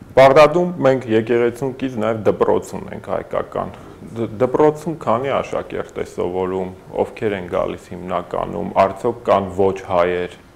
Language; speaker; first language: Armenian; native; Armenian